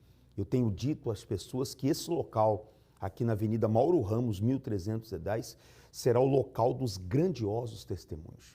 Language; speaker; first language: Portuguese; native; Portuguese